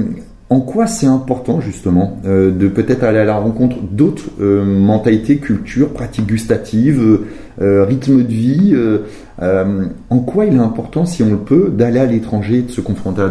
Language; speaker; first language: French; native; French